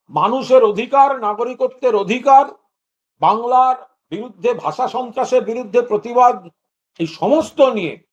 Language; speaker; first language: Bangla; native; Bangla